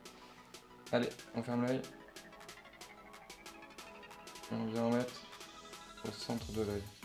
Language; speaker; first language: French; native; French